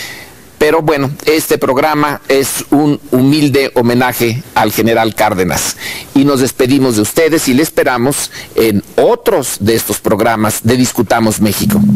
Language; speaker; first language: Spanish; native; Spanish